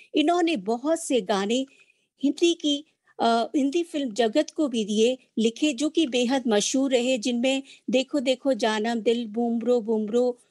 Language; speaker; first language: Hindi; native; Hindi